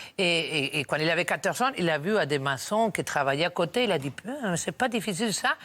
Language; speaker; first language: French; non-native, fluent; Spanish